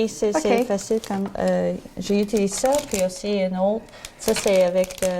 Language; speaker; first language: French; non-native, learner; English